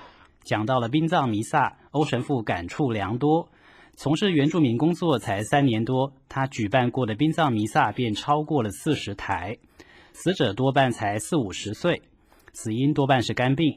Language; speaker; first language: Chinese; native; Chinese